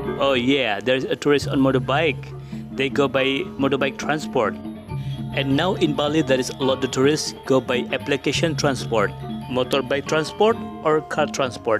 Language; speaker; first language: English; non-native, local second language; Indonesian